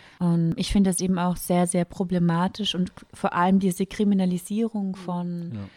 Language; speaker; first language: German; native; German